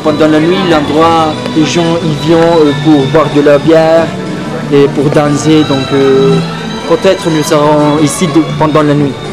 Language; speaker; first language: French; non-native, fluent; Spanish